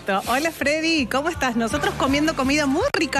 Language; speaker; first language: Spanish; native; Spanish